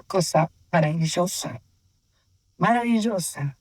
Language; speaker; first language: Spanish; native; Spanish